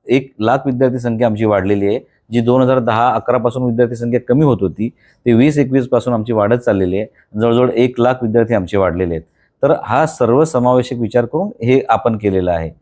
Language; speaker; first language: Marathi; non-native, local second language; Bhili